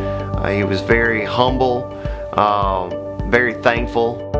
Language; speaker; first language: English; native; English